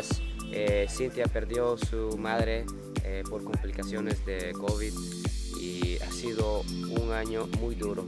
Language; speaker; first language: Spanish; non-native, fluent; Japanese